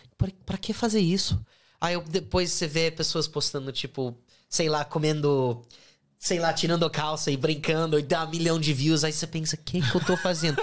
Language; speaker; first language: Portuguese; non-native, fluent; English